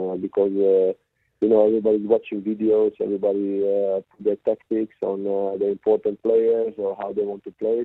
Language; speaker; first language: English; non-native, fluent; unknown